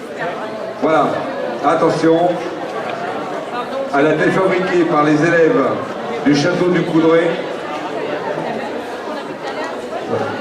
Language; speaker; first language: French; native; French